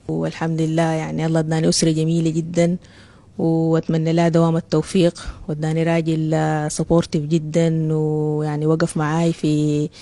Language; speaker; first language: Arabic; native; Arabic